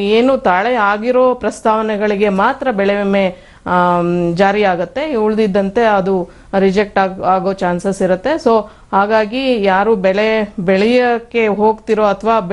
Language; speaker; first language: Kannada; native; Kannada